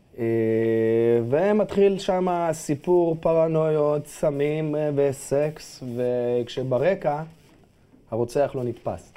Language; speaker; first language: Hebrew; early bilingual, other home language; Russian